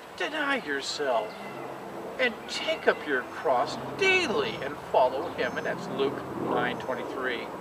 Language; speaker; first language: English; native; English